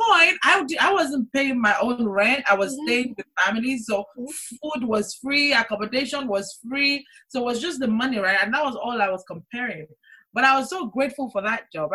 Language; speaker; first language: English; non-native, local second language; Yoruba